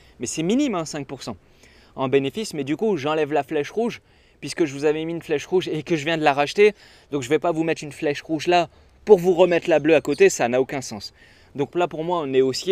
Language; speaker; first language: French; native; French